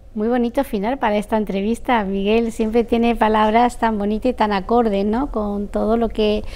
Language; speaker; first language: Spanish; native; Spanish